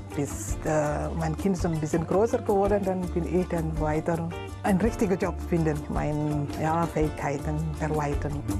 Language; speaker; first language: German; non-native, learner; Indonesian